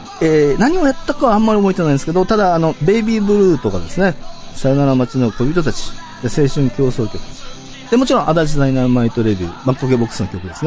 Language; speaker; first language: Japanese; native; Japanese